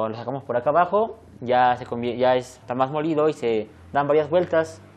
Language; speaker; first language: Spanish; native; Spanish